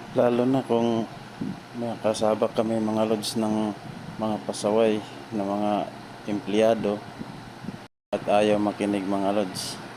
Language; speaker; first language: Filipino; non-native, local second language; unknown